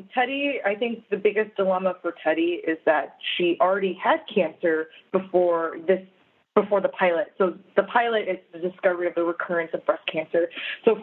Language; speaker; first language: English; native; English